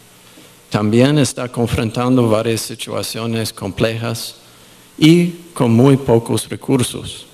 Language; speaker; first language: Spanish; non-native, fluent; English